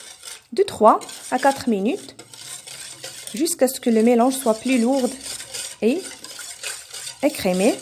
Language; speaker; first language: French; non-native, local second language; Arabic